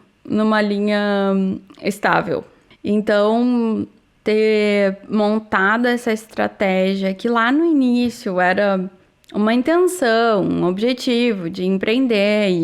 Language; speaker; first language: Portuguese; native; Portuguese